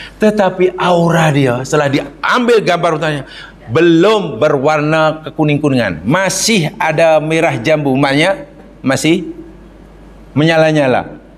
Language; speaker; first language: Malay; native; Malay